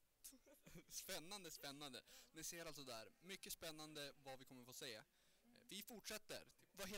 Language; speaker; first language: Swedish; native; Swedish